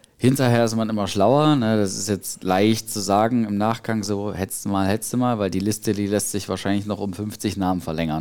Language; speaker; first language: German; native; German